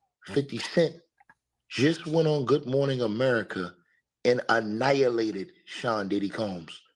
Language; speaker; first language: English; native; English